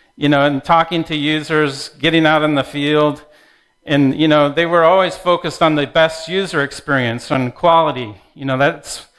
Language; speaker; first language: English; native; English